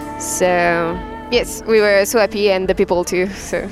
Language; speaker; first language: English; non-native, fluent; French